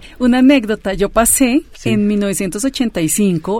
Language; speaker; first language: Spanish; native; Spanish